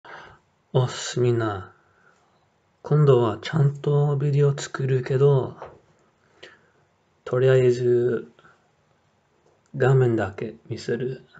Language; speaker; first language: Japanese; non-native, learner; English